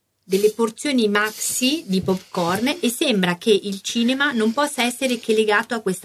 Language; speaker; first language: Italian; native; Italian